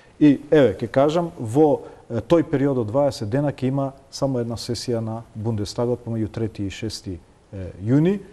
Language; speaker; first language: Macedonian; non-native, local second language; Albanian